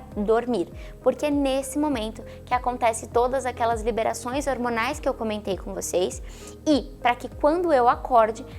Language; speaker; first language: Portuguese; native; Portuguese